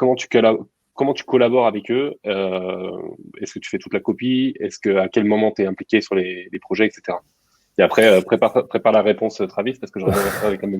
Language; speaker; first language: French; native; French